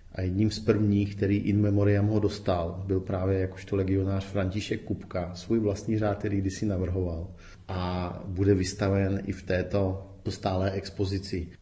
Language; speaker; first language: Czech; native; Czech